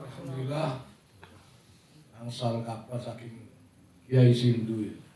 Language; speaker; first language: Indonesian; non-native, local second language; Javanese